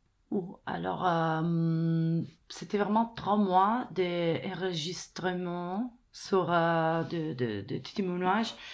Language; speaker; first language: French; non-native, fluent; Italian